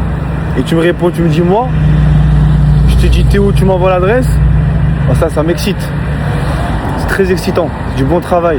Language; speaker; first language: French; non-native, local second language; Arabic